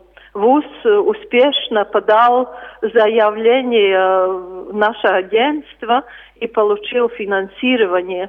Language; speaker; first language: Russian; non-native, local second language; Latvian